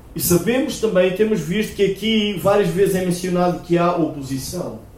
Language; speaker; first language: Portuguese; native; Portuguese